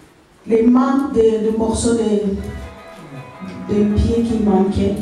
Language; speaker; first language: French; non-native, local second language; Lingala